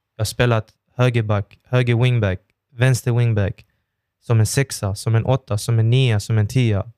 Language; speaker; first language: Swedish; early bilingual, other home language; Persian